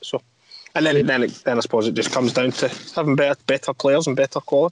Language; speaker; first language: English; native; English